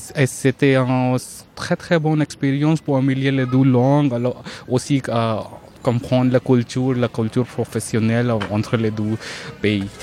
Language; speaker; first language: French; non-native, fluent; Hindi